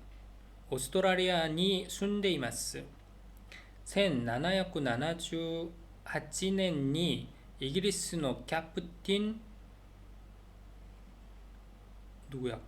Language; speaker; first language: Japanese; non-native, learner; Korean